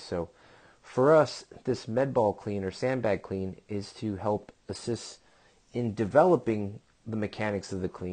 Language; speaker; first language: English; native; English